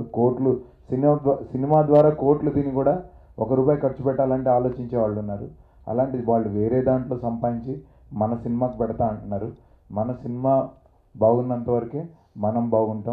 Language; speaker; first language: Telugu; native; Telugu